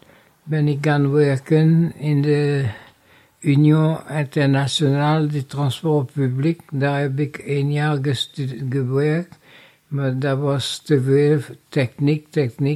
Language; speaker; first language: Dutch; non-native, fluent; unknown